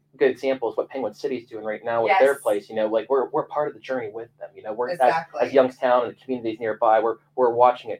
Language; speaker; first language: English; native; English